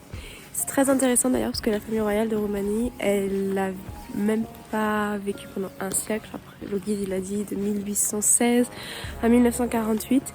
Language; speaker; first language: French; native; French